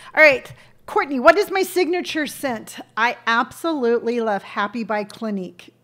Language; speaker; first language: English; native; English